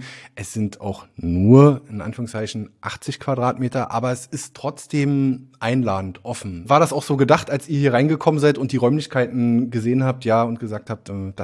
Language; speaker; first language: German; native; German